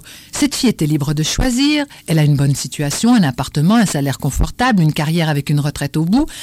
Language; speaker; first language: French; native; French